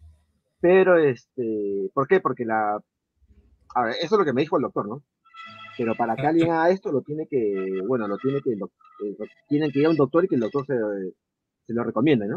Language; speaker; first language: Spanish; native; Spanish